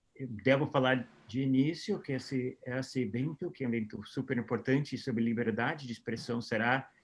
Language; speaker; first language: Portuguese; non-native, fluent; English